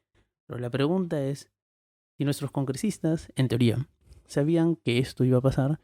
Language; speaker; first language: Spanish; native; Spanish